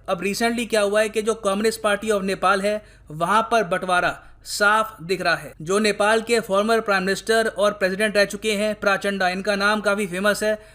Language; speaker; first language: Hindi; native; Hindi